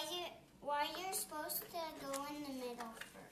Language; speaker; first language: English; native; English